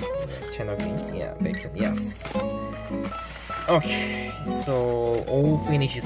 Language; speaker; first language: English; non-native, learner; Korean